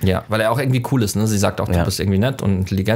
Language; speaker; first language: German; native; German